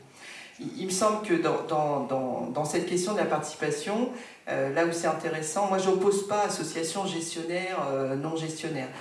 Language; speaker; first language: French; native; French